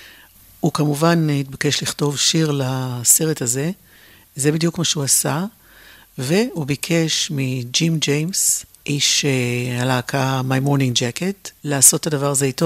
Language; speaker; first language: Hebrew; native; Hebrew